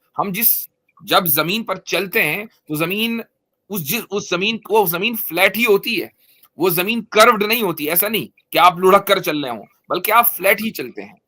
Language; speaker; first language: Urdu; native; Urdu